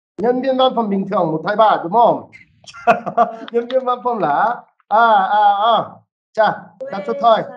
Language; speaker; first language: Vietnamese; non-native, fluent; Korean